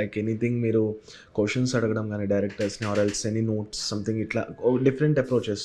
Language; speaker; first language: Telugu; native; Telugu